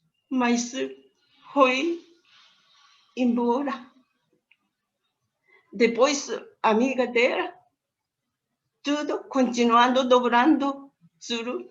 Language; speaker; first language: Portuguese; non-native, learner; Japanese